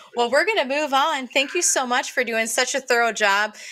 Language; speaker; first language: English; native; English